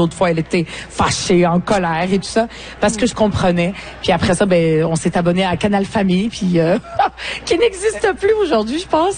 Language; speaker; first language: French; early bilingual, other home language; Arabic